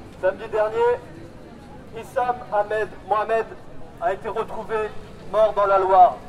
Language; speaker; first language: French; native; French